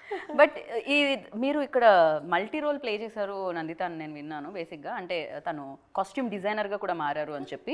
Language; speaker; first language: Telugu; native; Telugu